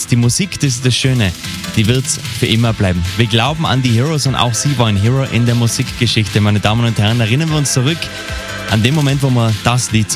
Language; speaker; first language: German; native; German